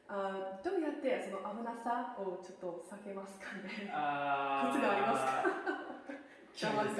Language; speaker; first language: Japanese; non-native, fluent; English